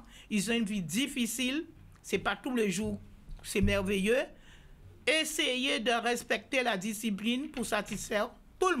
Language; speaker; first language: French; non-native, local second language; Guadeloupean Creole French